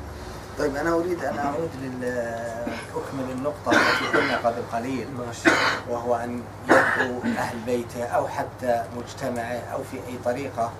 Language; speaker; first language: Arabic; native; Arabic